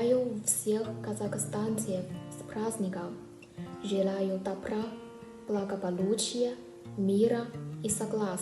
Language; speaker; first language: Russian; non-native, learner; Chinese